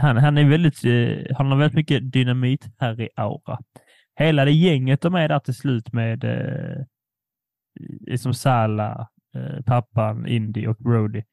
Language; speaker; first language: Swedish; native; Swedish